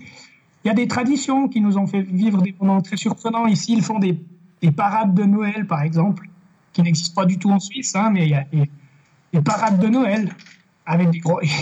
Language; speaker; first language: French; native; French